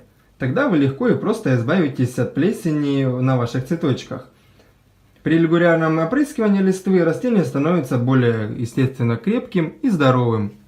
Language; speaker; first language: Russian; native; Russian